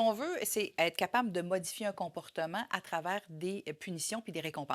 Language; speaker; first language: French; native; French